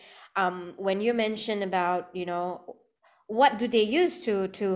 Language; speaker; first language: English; non-native, local second language; Malay